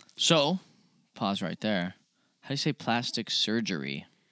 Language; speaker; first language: English; native; English